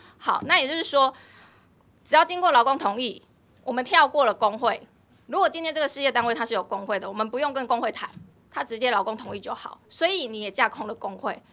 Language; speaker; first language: Chinese; native; Chinese